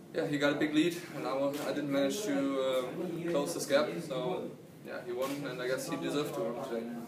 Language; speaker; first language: English; non-native, fluent; German